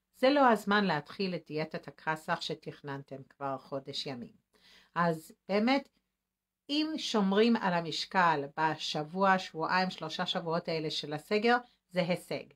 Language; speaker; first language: Hebrew; native; Hebrew